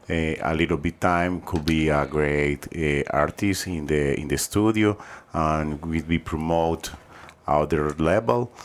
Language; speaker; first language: English; non-native, learner; Spanish